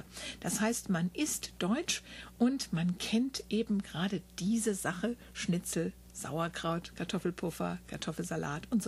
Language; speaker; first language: German; native; German